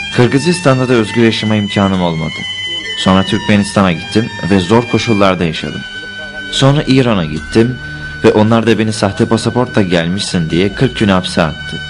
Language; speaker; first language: Turkish; non-native, fluent; Uyghur